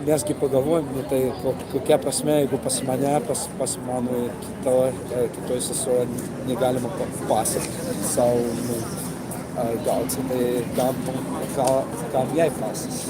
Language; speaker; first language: Lithuanian; early bilingual, heritage; Lithuanian